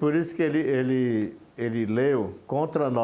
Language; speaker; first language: Portuguese; non-native, local second language; Yanomámi